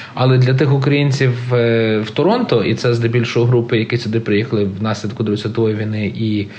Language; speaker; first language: Ukrainian; early bilingual, heritage; Ukrainian